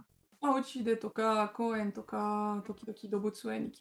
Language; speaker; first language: Japanese; non-native, learner; French